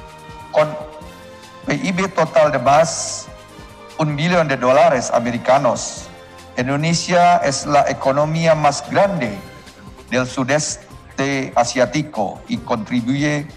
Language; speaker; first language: Spanish; non-native, learner; Indonesian